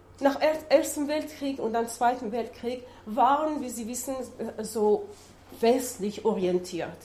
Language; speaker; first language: German; non-native, learner; Persian